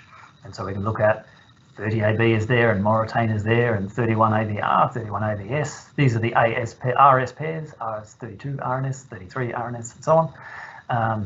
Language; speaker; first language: English; native; English